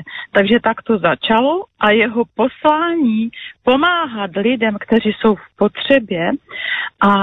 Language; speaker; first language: Czech; non-native, local second language; Polish